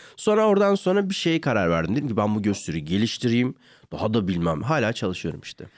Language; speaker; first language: Turkish; native; Turkish